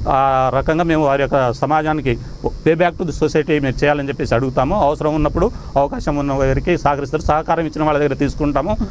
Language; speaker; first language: Telugu; non-native, local second language; Lambadi